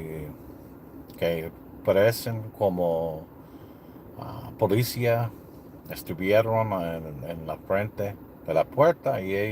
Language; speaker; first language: Spanish; non-native, learner; English